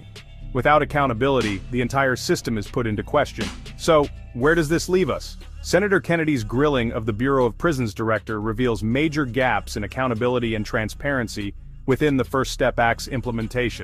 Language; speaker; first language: English; native; English